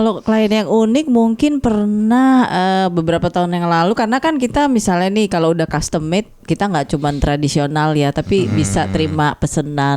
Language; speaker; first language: Indonesian; native; Indonesian